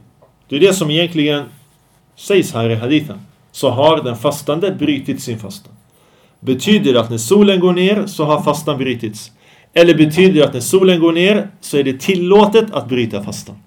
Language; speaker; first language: Swedish; early bilingual, other home language; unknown